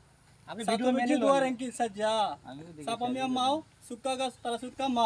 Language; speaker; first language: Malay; non-native, learner; Bangla